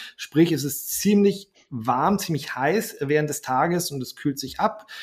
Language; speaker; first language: German; native; German